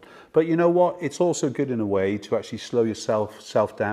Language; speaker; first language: English; native; English